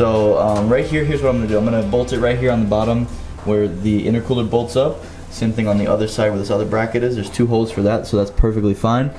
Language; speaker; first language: English; native; English